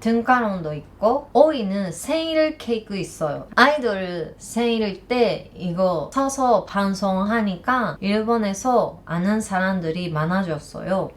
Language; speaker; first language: Korean; non-native, learner; Japanese